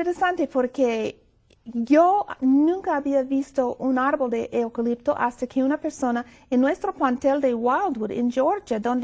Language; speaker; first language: Spanish; non-native, fluent; English